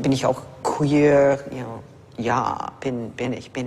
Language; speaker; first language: German; non-native, fluent; English